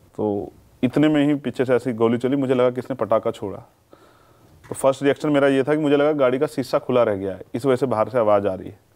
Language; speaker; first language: Hindi; native; Hindi